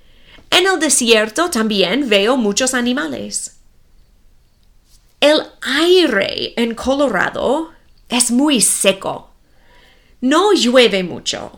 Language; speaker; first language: Spanish; non-native, fluent; English